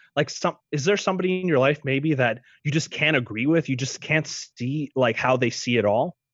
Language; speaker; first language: English; early bilingual, other home language; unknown